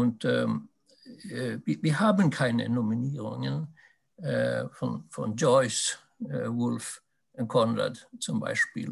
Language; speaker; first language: German; non-native, fluent; Swedish